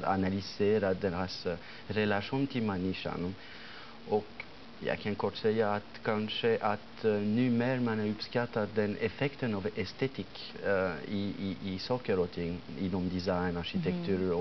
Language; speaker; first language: Swedish; non-native, fluent; French